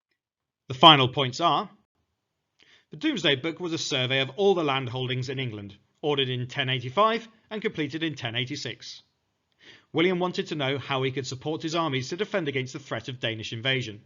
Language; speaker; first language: English; native; English